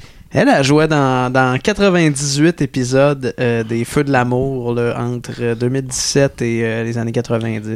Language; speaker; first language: French; native; French